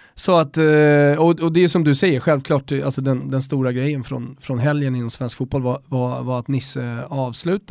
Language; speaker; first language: Swedish; native; Swedish